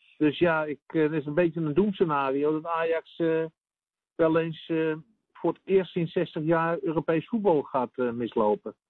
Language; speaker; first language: Dutch; native; Dutch